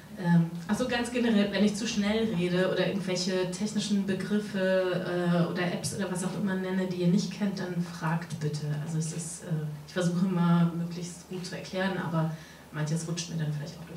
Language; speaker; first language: German; native; German